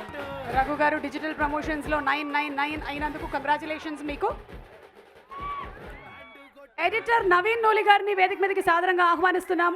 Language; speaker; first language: Telugu; native; Telugu